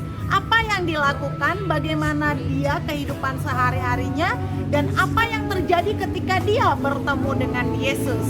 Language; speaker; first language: Indonesian; native; Indonesian